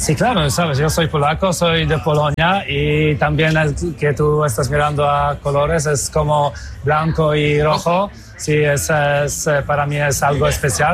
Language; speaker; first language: Spanish; non-native, fluent; Polish